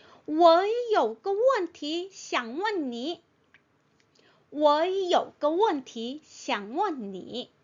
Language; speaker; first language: Chinese; non-native, fluent; Korean